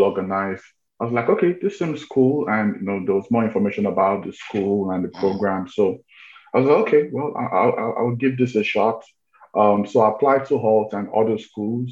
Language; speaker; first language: English; non-native, local second language; Yoruba